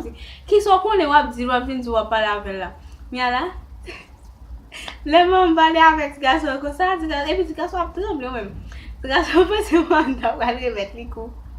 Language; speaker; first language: French; non-native, learner; Haitian Creole